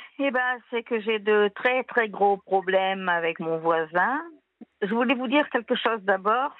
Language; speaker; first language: French; native; French